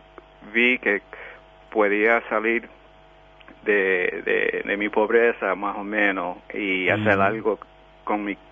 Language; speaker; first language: Spanish; early bilingual, heritage; Spanish